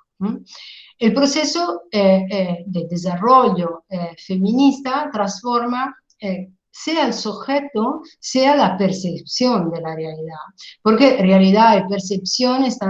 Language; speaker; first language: Spanish; non-native, fluent; Italian